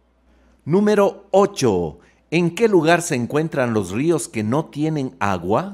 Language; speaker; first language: Spanish; native; Spanish